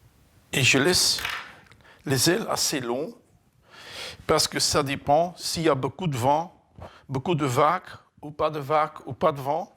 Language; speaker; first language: French; non-native, fluent; Dutch